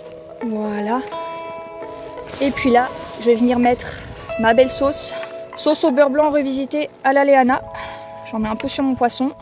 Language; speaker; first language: French; native; French